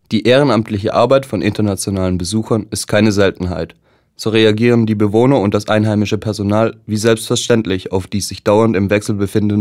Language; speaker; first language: German; native; German